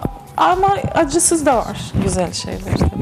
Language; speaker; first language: Turkish; non-native, learner; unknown